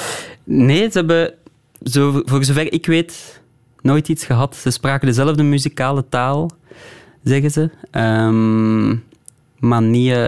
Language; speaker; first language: Dutch; native; Dutch